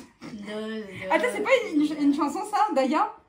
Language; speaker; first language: French; native; French